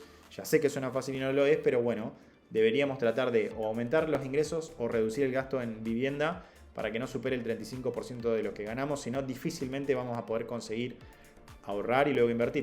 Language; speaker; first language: Spanish; native; Spanish